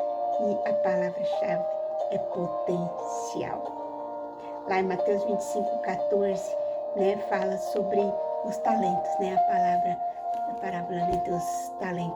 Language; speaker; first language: Portuguese; native; Portuguese